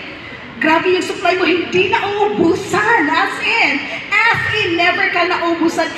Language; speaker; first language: Filipino; native; Filipino